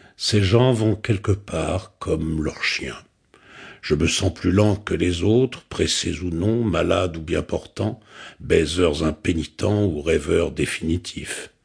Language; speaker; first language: French; native; French